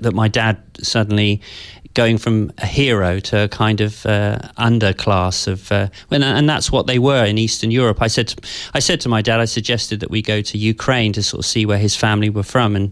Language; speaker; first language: English; native; English